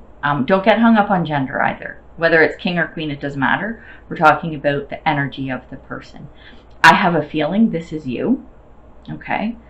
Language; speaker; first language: English; native; English